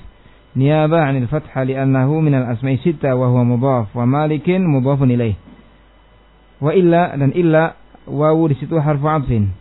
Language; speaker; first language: Arabic; non-native, fluent; Indonesian